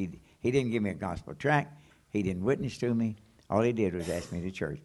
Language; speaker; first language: English; native; English